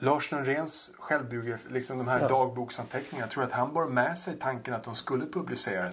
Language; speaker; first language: Swedish; native; Swedish